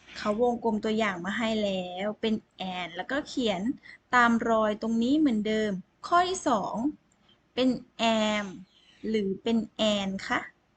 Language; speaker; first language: Thai; native; Thai